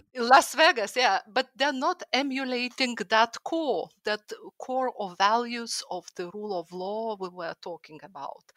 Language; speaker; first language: English; non-native, fluent; Lithuanian